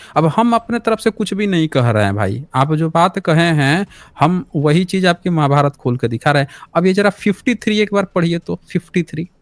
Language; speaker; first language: Hindi; native; Hindi